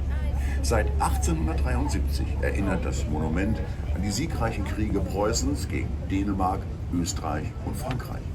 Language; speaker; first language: German; native; German